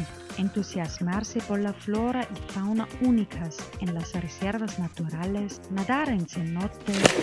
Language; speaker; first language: Spanish; non-native, fluent; German